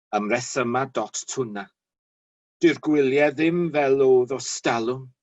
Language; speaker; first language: Welsh; native; Welsh